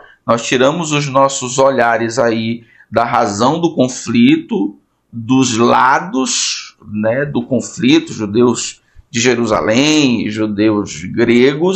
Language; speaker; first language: Portuguese; native; Portuguese